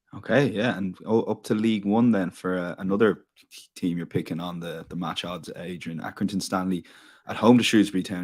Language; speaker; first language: English; native; English